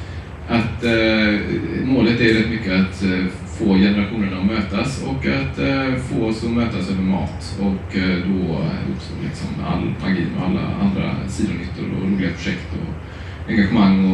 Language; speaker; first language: Swedish; native; Swedish